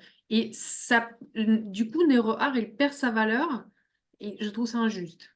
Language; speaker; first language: French; non-native, fluent; Russian